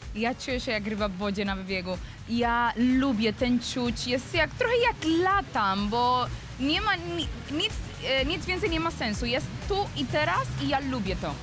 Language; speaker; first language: Polish; non-native, learner; Spanish